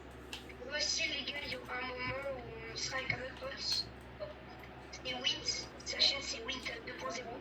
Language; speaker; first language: French; native; French